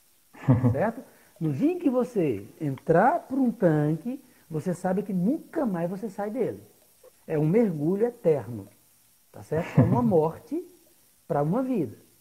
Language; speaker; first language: Portuguese; native; Portuguese